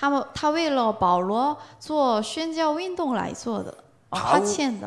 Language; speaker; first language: Chinese; non-native, learner; Korean